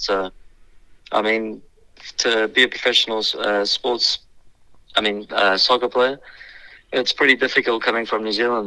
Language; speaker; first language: English; native; English